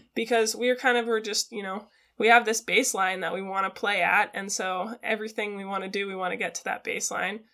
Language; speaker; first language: English; native; English